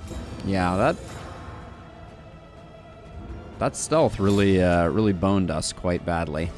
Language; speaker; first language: English; native; English